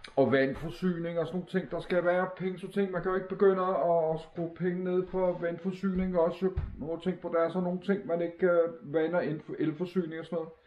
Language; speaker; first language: Danish; native; Danish